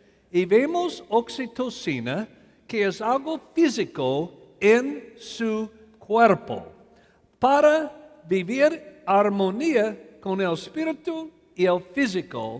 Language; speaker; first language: Spanish; non-native, learner; English